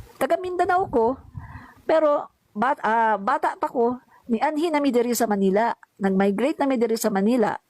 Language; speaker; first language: Filipino; non-native, local second language; Cebuano